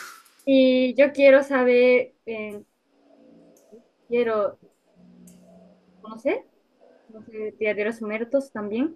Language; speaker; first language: Spanish; non-native, learner; Japanese